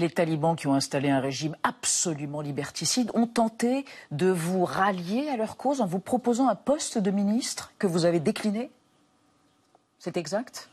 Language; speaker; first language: French; native; French